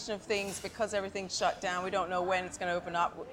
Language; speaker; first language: English; native; English